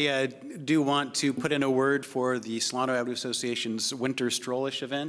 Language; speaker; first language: English; native; English